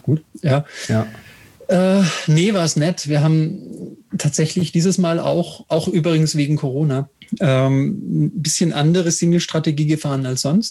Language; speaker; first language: German; native; German